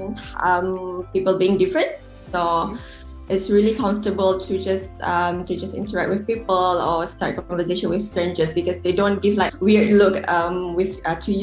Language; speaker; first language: English; non-native, local second language; Malay